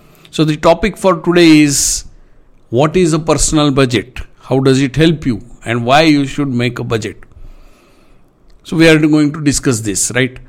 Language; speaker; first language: English; non-native, local second language; Marathi